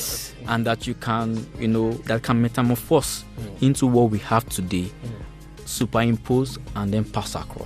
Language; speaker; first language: English; non-native, local second language; Yoruba